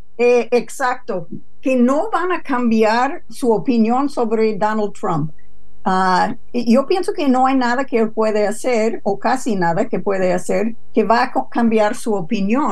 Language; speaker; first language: Spanish; non-native, fluent; English